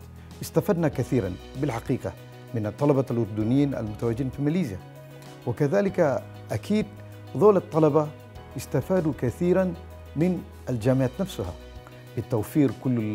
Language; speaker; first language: Arabic; non-native, fluent; Malay